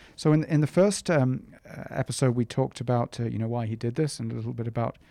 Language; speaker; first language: English; native; English